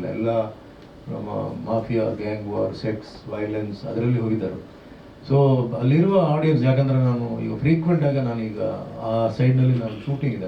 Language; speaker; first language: Kannada; non-native, local second language; Tulu